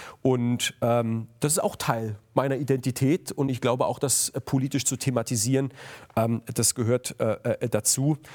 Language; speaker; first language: German; native; German